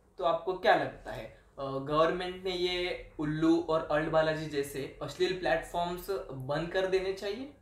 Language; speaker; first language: Hindi; non-native, local second language; Marathi